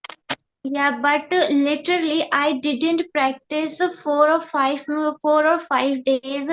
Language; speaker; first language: English; non-native, learner; Hindi